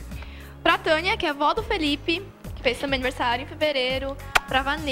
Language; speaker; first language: Portuguese; native; Portuguese